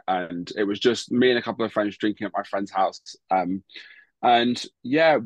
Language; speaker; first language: English; native; English